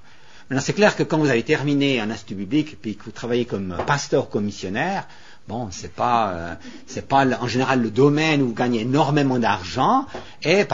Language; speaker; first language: French; native; French